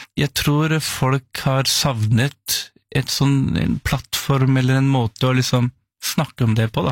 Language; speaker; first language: Norwegian; early bilingual, other home language; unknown